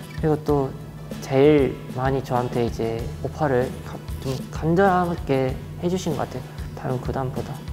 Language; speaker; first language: Korean; early bilingual, heritage; Japanese